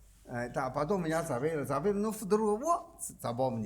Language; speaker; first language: Russian; non-native, learner; Chinese